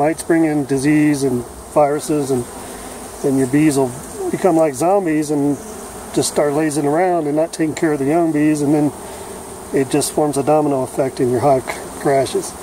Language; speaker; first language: English; native; English